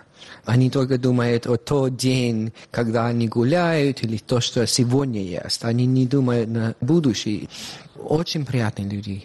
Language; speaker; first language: Russian; non-native, fluent; English